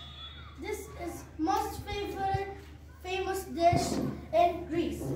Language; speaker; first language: English; non-native, learner; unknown